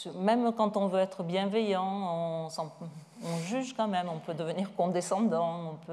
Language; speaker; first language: French; native; French